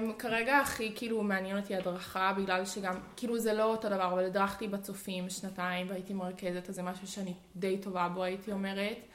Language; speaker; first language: Hebrew; early bilingual, heritage; Hebrew